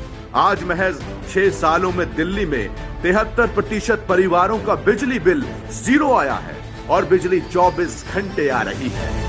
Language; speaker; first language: Hindi; native; Hindi